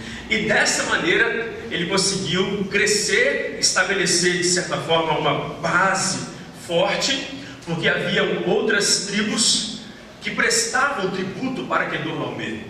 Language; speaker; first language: Portuguese; native; Portuguese